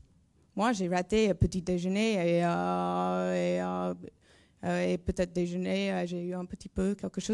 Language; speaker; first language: French; non-native, learner; English